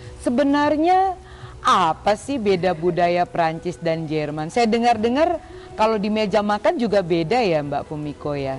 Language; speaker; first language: Indonesian; native; Indonesian